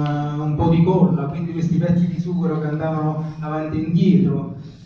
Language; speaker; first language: Italian; native; Italian